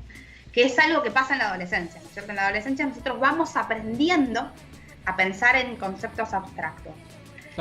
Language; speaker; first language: Spanish; native; Spanish